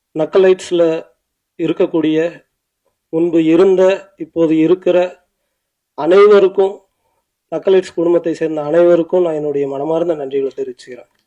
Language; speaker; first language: Tamil; native; Tamil